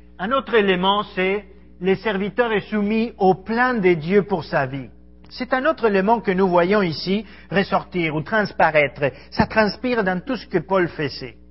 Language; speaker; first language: French; non-native, fluent; Spanish